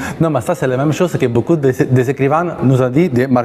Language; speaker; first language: French; non-native, learner; Italian